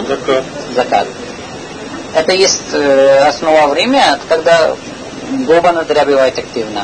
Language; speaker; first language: Russian; non-native, learner; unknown